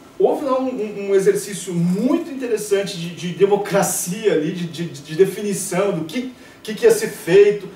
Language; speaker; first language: Portuguese; native; Portuguese